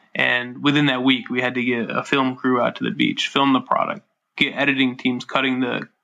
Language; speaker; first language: English; native; English